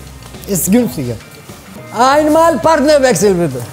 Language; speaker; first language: German; non-native, fluent; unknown